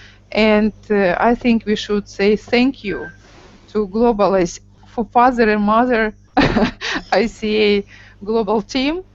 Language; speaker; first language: English; non-native, learner; Russian